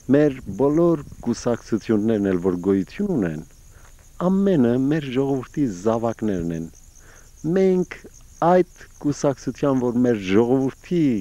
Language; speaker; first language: Armenian; early bilingual, heritage; Armenian